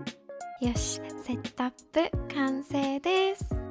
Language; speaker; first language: Japanese; non-native, fluent; English